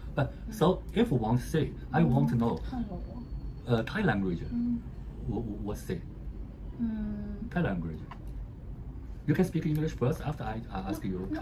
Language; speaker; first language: English; non-native, learner; Chinese